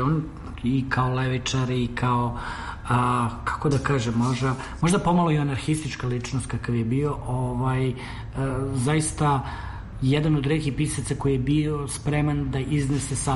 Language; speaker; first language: Serbian; native; Serbian